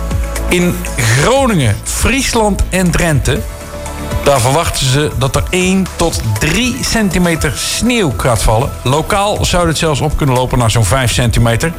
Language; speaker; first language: Dutch; native; Dutch